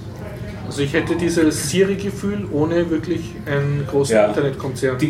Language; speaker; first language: German; native; German